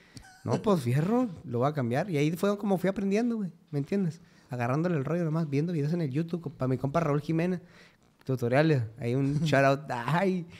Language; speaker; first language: Spanish; native; Spanish